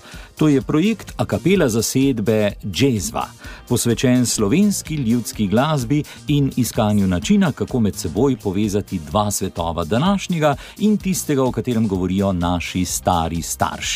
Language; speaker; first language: Slovenian; native; Slovenian